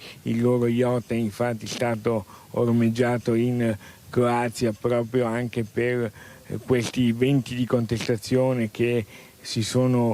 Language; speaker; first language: Italian; native; Italian